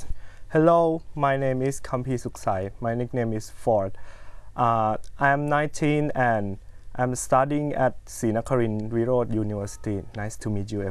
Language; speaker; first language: English; non-native, fluent; Thai